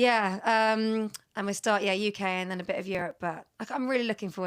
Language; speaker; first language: English; native; English